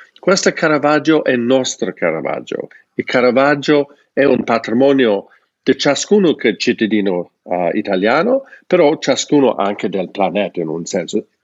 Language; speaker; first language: Italian; non-native, fluent; English